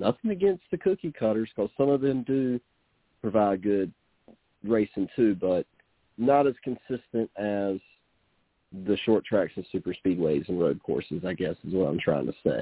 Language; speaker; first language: English; native; English